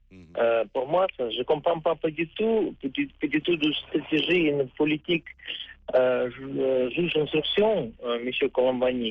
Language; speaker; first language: French; non-native, learner; Russian